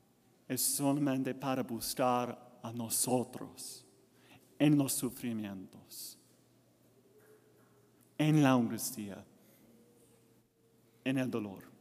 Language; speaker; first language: Spanish; non-native, learner; English